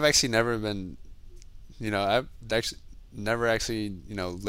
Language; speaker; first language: English; native; English